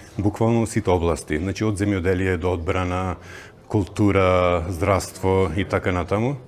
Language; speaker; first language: Macedonian; early bilingual, heritage; Macedonian